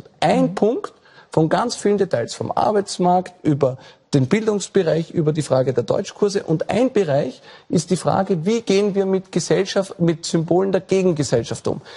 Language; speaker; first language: German; native; German